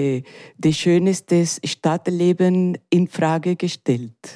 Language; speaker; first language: German; non-native, learner; Spanish